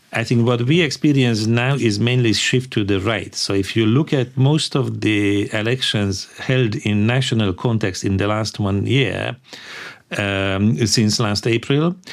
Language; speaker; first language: English; non-native, fluent; Hungarian